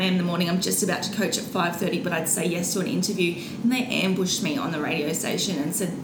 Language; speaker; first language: English; native; English